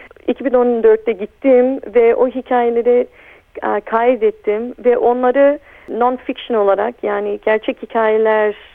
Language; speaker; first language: Turkish; early bilingual, heritage; Turkish